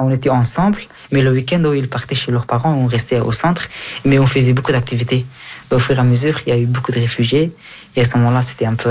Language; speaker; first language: French; early bilingual, other home language; Hazaragi